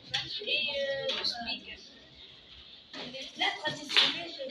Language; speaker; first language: French; non-native, learner; Arabic